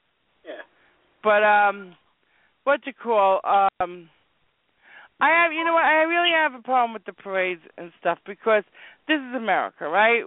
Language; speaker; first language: English; native; English